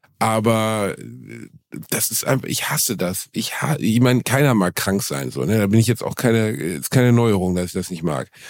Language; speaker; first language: German; native; German